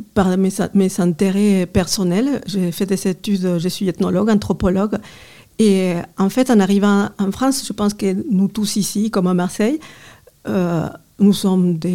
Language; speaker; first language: French; non-native, fluent; Spanish